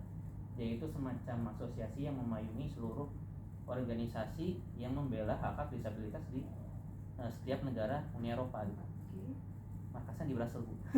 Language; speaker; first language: Indonesian; native; Indonesian